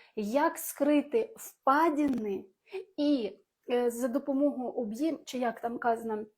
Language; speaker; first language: Ukrainian; non-native, local second language; Russian